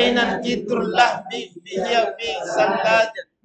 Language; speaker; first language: Arabic; non-native, learner; Indonesian